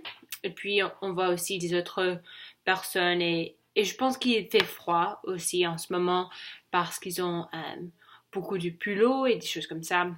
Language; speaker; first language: French; non-native, learner; English